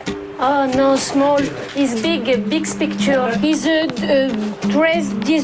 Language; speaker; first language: English; non-native, learner; French